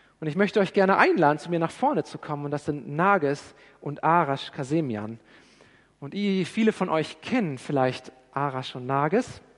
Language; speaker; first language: German; native; German